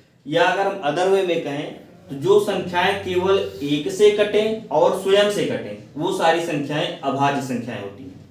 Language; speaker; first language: Hindi; native; Hindi